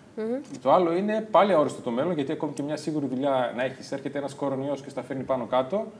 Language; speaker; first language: Greek; native; Greek